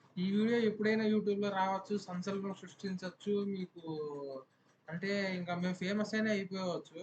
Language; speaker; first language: Telugu; native; Telugu